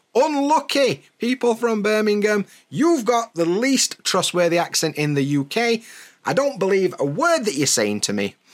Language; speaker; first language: English; native; English